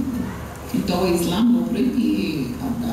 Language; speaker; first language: Portuguese; non-native, learner; Arabic